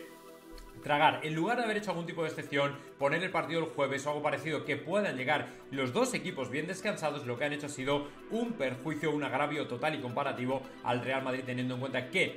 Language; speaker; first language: Spanish; native; Spanish